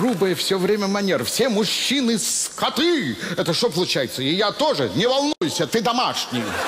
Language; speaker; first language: Russian; native; Russian